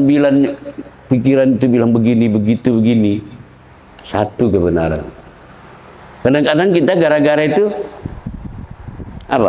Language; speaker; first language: Indonesian; native; Indonesian